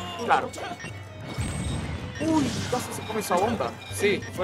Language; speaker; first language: Spanish; native; Spanish